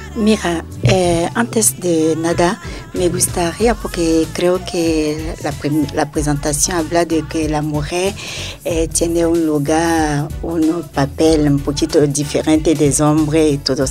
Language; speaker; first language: Spanish; non-native, learner; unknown